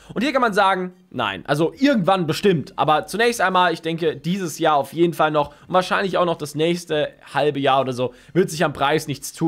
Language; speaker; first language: German; native; German